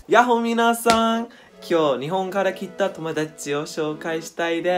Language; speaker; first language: Japanese; non-native, learner; English